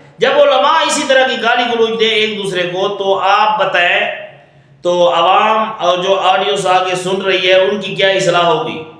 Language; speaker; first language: Urdu; non-native, local second language; Pashto